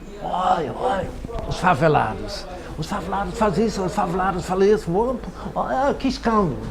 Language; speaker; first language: Portuguese; non-native, fluent; Dutch